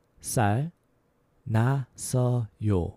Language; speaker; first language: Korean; non-native, learner; English